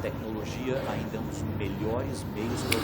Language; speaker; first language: Portuguese; native; Portuguese